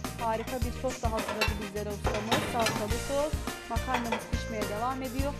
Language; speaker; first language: Turkish; non-native, local second language; Arabic